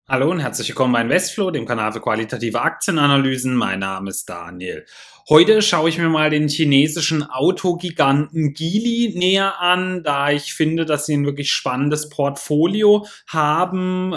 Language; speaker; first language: German; native; German